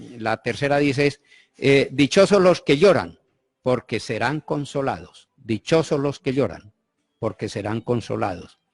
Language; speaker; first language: Spanish; native; Spanish